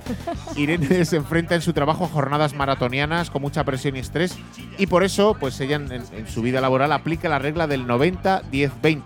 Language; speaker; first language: Spanish; native; Spanish